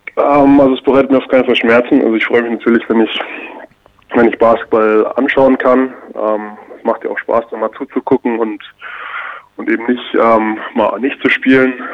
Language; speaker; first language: German; native; German